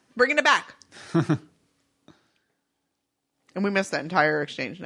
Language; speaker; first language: English; native; English